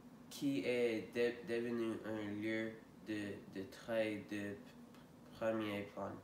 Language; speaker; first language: French; non-native, learner; English